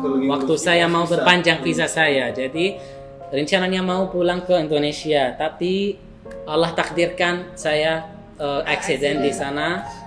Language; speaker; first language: Indonesian; non-native, fluent; Arabic